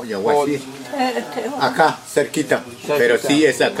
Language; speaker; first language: Spanish; non-native, local second language; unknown